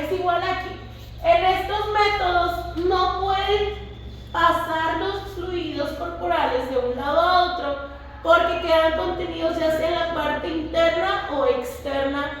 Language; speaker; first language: Spanish; native; Spanish